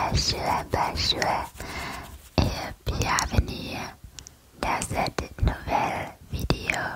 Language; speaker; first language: French; non-native, learner; German